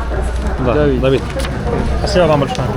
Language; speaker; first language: Russian; non-native, fluent; Lithuanian